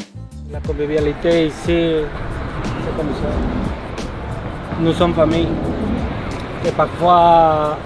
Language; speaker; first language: French; non-native, fluent; Spanish